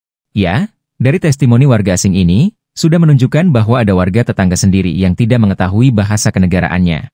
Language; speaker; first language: Indonesian; native; Indonesian